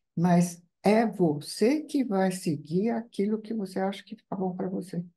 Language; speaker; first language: Portuguese; non-native, fluent; Italian